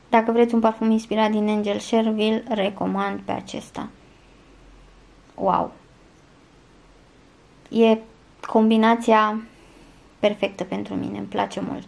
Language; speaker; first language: Romanian; native; Romanian